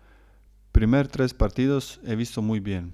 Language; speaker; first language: Spanish; non-native, learner; Croatian